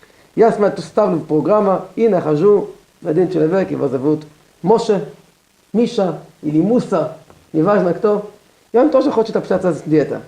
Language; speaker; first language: Russian; non-native, learner; Hebrew